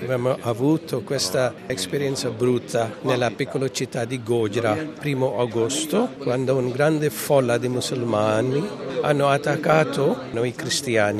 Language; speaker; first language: Italian; non-native, fluent; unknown